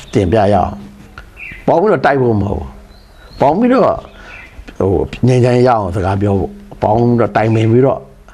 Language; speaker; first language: Burmese; non-native, local second language; Pa'o Karen